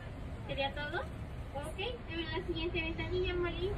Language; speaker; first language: Spanish; native; Spanish